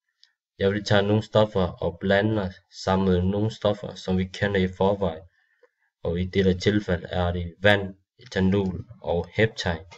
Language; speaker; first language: Danish; non-native, learner; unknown